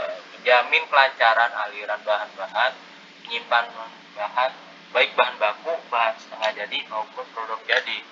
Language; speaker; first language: Indonesian; native; Indonesian